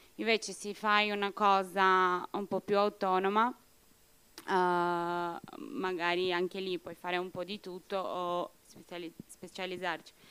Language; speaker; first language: Italian; non-native, fluent; Portuguese